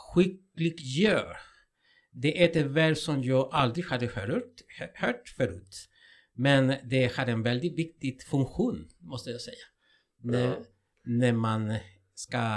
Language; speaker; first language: Swedish; non-native, fluent; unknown